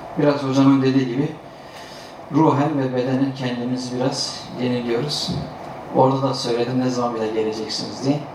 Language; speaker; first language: Turkish; native; Turkish